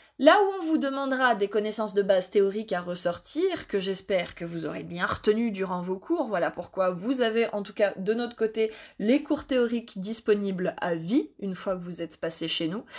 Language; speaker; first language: French; native; French